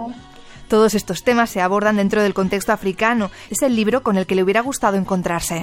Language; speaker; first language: Spanish; native; Spanish